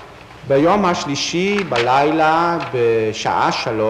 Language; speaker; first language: Hebrew; non-native, fluent; Dutch